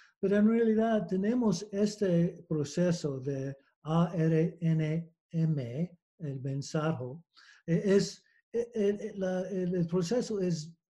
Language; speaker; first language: Spanish; non-native, learner; English